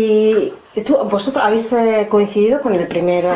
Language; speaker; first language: Spanish; native; Spanish